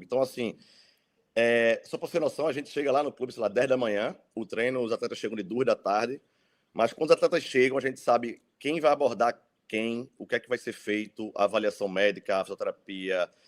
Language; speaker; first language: Portuguese; native; Portuguese